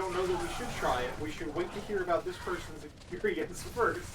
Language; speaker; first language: English; native; English